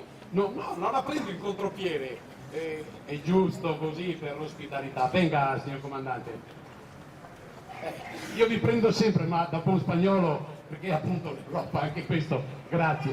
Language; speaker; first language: Italian; native; Italian